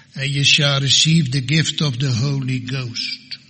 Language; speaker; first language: English; non-native, fluent; Dutch